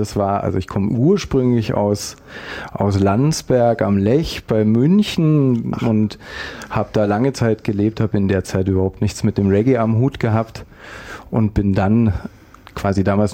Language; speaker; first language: German; native; German